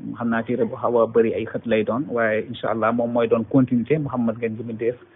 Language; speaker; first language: Wolof; non-native, local second language; Fula